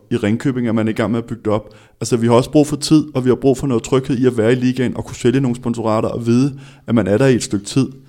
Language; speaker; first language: Danish; native; Danish